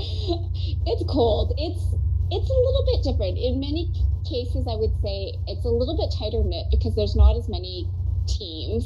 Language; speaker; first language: English; native; English